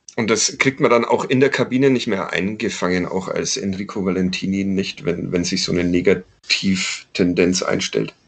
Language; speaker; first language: German; native; German